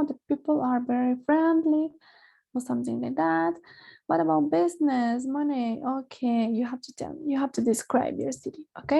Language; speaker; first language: English; non-native, fluent; Spanish